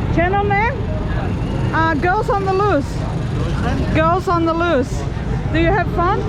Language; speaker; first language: English; native; English